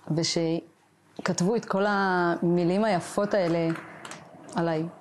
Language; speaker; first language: Hebrew; native; Hebrew